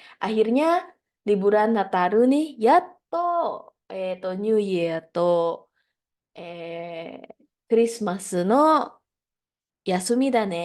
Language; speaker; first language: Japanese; non-native, fluent; Indonesian